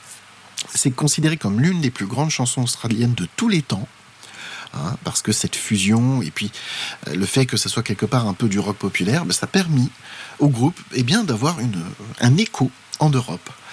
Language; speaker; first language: French; native; French